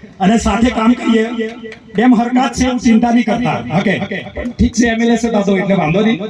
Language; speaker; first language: Gujarati; non-native, local second language; Rathawi